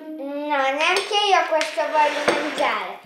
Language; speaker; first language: Italian; early bilingual, other home language; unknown